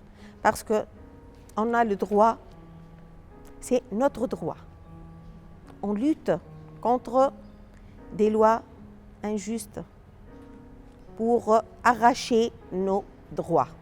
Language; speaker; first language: French; non-native, local second language; Arabic